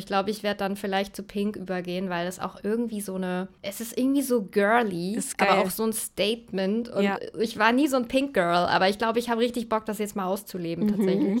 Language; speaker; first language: German; native; German